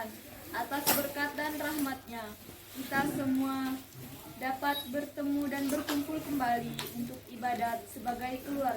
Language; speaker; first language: Indonesian; native; Indonesian